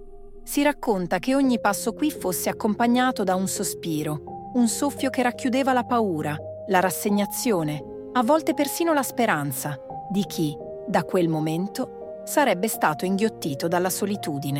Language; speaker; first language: Italian; native; Italian